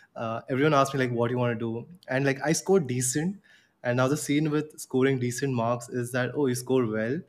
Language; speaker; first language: English; non-native, local second language; Gujarati